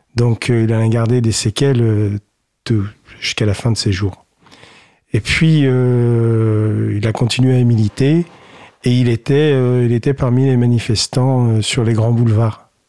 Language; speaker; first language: French; early bilingual, other home language; Kabyle